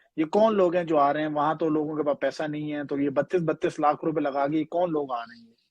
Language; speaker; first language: Urdu; native; Urdu